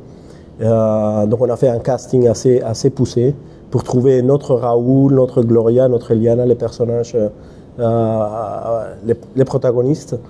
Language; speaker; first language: French; non-native, fluent; Spanish